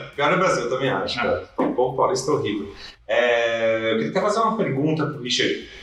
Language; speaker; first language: Portuguese; native; Portuguese